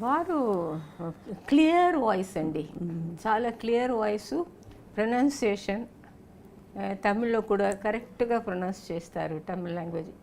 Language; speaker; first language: Telugu; non-native, fluent; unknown